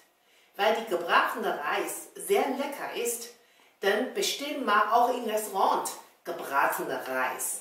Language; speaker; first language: German; non-native, learner; Chinese